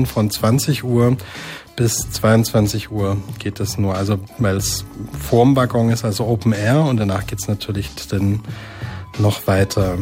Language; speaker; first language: German; native; German